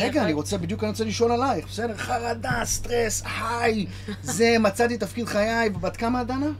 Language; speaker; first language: Hebrew; native; Hebrew